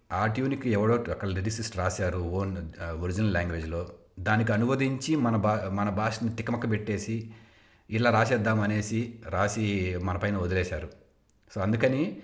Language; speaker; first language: Telugu; native; Telugu